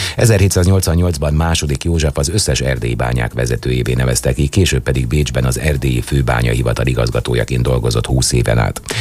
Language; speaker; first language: Hungarian; native; Hungarian